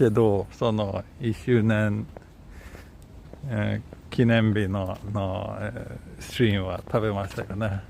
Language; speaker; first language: Japanese; non-native, learner; Swedish